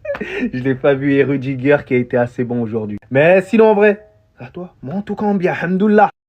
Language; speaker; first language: French; native; French